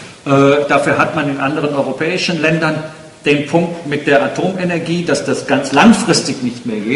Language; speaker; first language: German; native; German